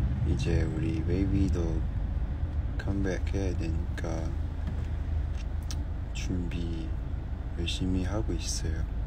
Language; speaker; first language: Korean; non-native, fluent; Cantonese